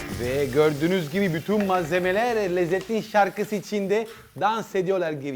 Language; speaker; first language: Turkish; non-native, learner; Italian